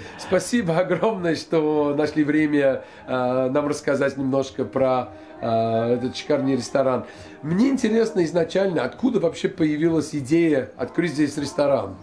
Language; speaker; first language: Russian; non-native, fluent; English